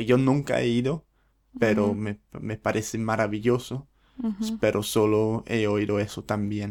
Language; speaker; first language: Spanish; non-native, fluent; English